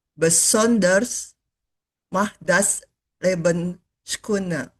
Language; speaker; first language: German; non-native, learner; Indonesian